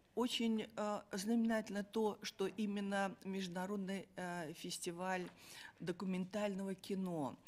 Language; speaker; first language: Russian; native; Russian